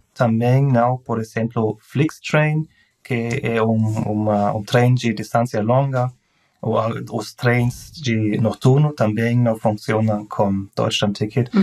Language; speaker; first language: Portuguese; non-native, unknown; German